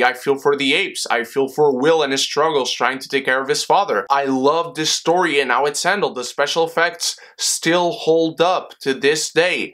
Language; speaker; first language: English; non-native, fluent; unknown